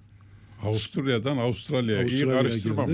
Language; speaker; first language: Turkish; native; Turkish